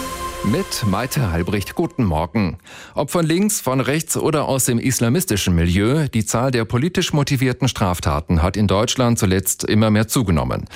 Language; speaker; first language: German; native; German